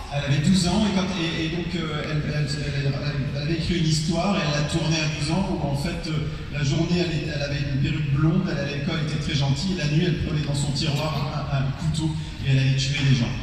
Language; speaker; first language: French; native; French